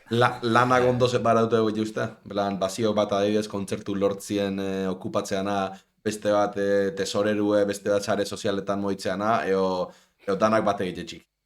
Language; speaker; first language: Basque; native; Basque